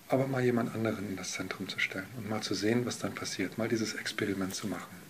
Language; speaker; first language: German; native; German